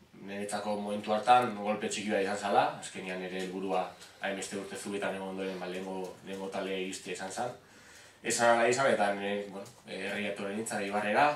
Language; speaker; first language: Basque; native; Basque